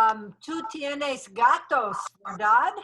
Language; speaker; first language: Spanish; non-native, learner; English